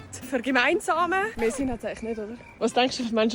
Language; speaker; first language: German; native; German